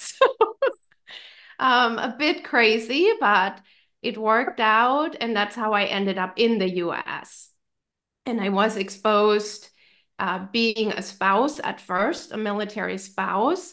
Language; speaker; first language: English; non-native, fluent; German